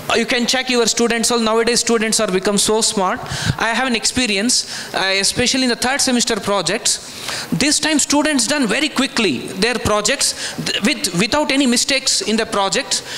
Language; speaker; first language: English; non-native, local second language; Kannada